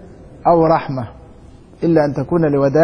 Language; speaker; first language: Arabic; native; Arabic